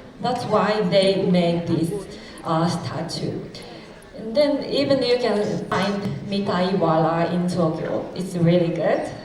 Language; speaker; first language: English; non-native, fluent; Japanese